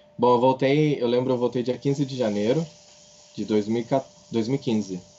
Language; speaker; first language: Portuguese; native; Portuguese